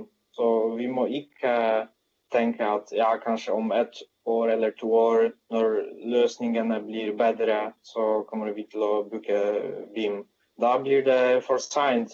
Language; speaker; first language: Swedish; non-native, fluent; Polish